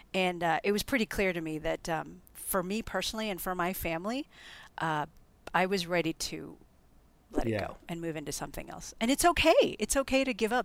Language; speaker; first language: English; non-native, local second language; Filipino